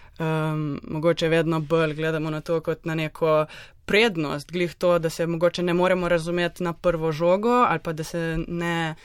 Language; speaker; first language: Slovenian; native; Slovenian